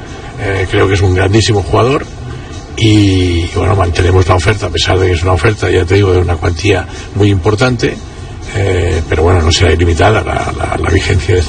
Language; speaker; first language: Spanish; non-native, local second language; Catalan